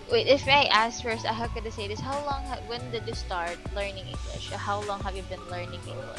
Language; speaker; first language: English; non-native, local second language; Filipino